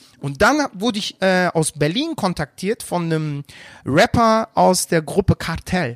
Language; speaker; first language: German; early bilingual, other home language; Turkish